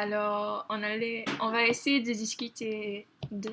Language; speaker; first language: French; non-native, fluent; English